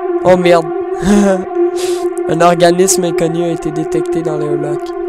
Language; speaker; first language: French; native; French